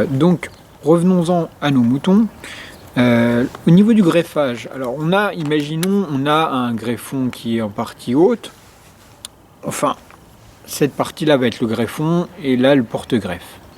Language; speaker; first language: French; native; French